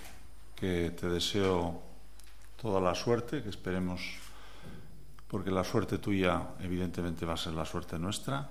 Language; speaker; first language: Spanish; native; Spanish